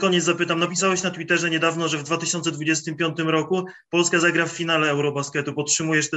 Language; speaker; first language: Polish; native; Polish